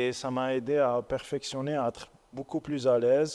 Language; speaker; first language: French; non-native, local second language; Arabic